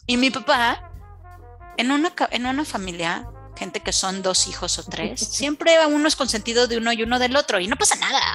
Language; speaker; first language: Spanish; native; Spanish